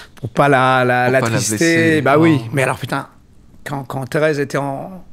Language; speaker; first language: French; native; French